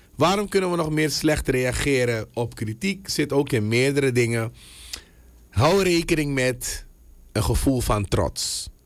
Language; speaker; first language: Dutch; native; Dutch